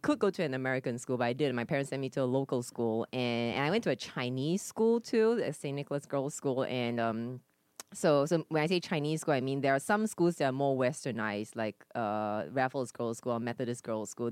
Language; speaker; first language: English; native; English